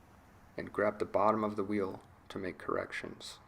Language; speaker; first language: English; native; English